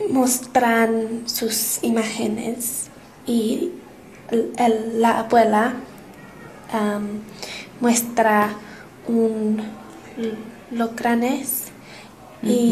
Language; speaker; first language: Spanish; non-native, learner; English